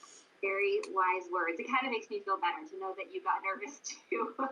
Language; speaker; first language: English; native; English